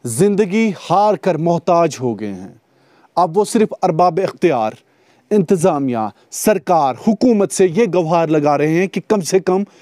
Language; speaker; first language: Hindi; non-native, local second language; Kashmiri